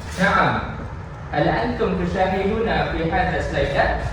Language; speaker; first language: Arabic; non-native, learner; Malay